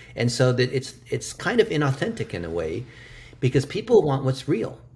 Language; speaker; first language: English; early bilingual, other home language; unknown